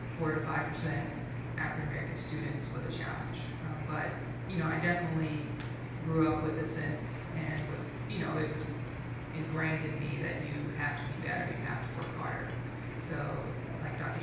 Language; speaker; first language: English; native; English